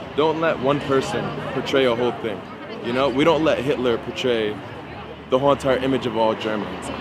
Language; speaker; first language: English; native; English